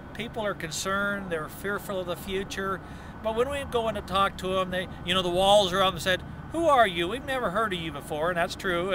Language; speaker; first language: English; native; English